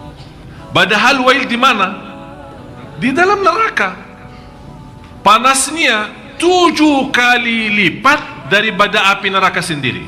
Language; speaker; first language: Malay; non-native, fluent; Arabic